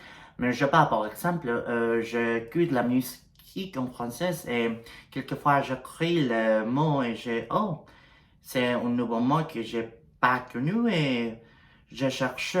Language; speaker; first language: French; non-native, learner; Spanish